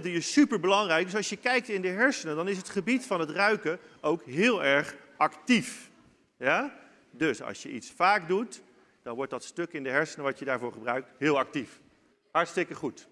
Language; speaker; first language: Dutch; native; Dutch